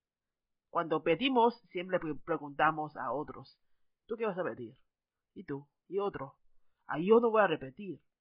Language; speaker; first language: Spanish; non-native, fluent; Chinese